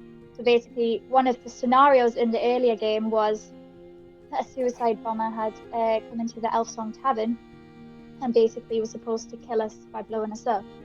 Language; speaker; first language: English; native; English